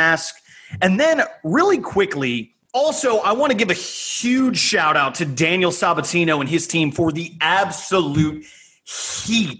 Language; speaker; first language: English; native; English